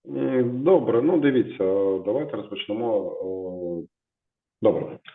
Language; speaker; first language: Ukrainian; native; Ukrainian